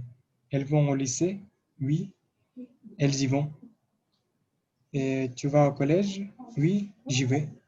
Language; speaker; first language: French; non-native, learner; Russian